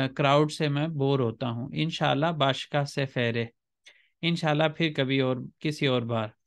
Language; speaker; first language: Urdu; native; Urdu